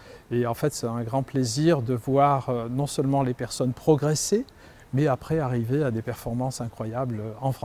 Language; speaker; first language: French; native; French